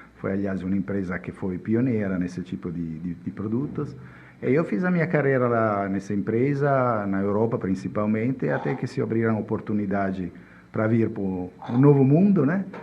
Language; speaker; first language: Portuguese; non-native, fluent; Italian